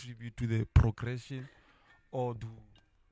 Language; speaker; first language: English; non-native, local second language; Tswana